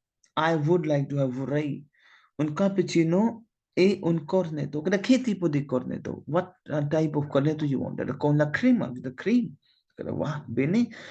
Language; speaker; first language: Italian; non-native, learner; Hindi